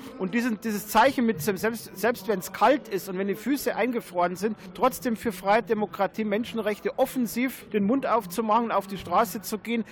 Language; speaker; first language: German; native; German